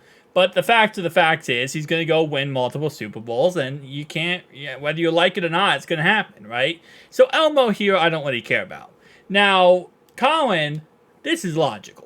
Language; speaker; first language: English; native; English